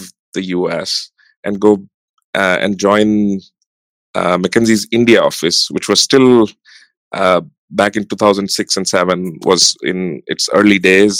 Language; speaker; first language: English; non-native, local second language; Hindi